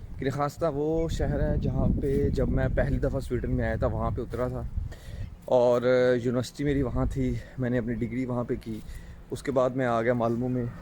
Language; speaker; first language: Urdu; native; Urdu